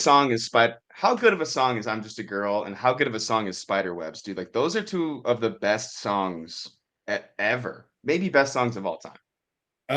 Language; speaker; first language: English; native; English